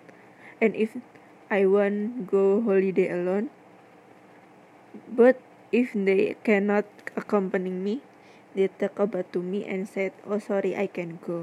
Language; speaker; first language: English; non-native, learner; Indonesian